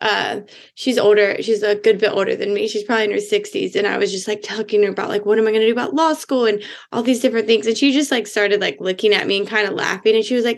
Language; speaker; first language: English; native; English